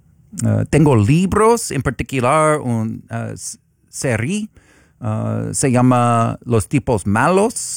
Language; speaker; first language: Spanish; non-native, learner; English